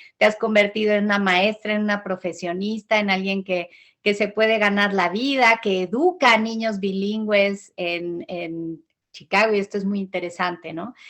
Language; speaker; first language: Spanish; native; Spanish